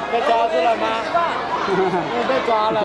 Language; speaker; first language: Chinese; native; Chinese